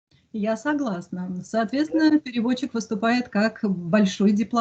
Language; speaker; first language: Russian; native; Russian